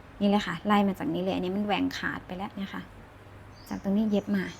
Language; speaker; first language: Thai; native; Thai